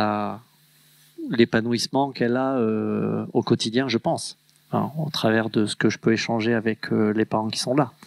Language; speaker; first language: French; native; French